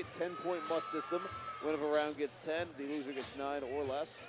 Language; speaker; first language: English; native; English